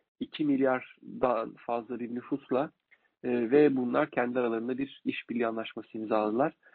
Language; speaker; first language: Turkish; native; Turkish